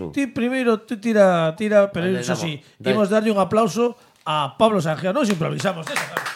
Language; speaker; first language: Galician; native; Galician